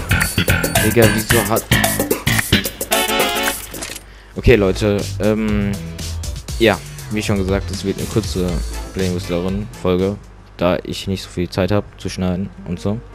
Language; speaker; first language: German; native; German